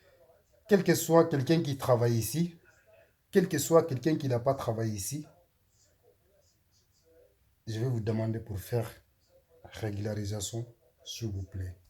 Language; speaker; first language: French; non-native, learner; Soninke